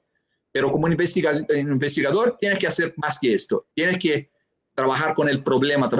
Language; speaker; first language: Spanish; non-native, fluent; Portuguese